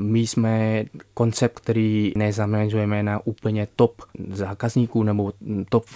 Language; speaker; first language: Czech; non-native, fluent; Vietnamese